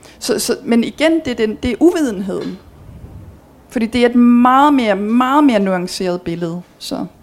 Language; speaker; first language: Danish; early bilingual, heritage; Danish